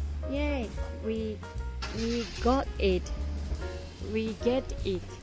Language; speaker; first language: English; non-native, learner; Japanese